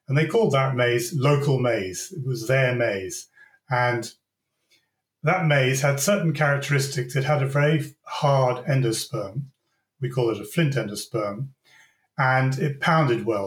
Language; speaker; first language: English; native; English